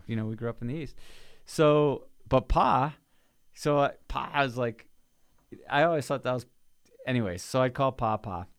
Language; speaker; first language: English; native; English